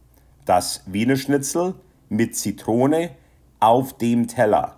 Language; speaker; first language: German; non-native, fluent; English